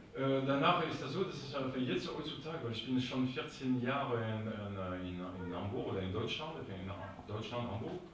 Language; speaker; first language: German; non-native, local second language; French